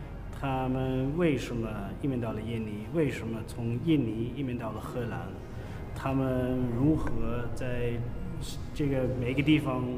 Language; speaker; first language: Chinese; non-native, fluent; Dutch